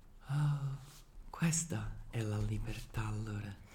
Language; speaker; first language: Italian; non-native, fluent; English